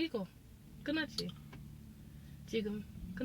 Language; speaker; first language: Korean; non-native, learner; English